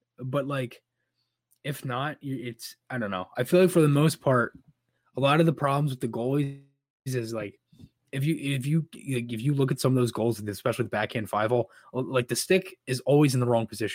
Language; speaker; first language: English; native; English